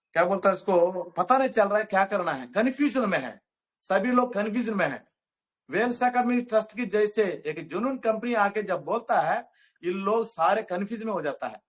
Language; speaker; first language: Hindi; non-native, local second language; Telugu